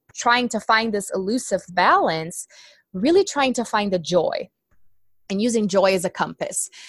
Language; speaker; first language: English; non-native, fluent; Portuguese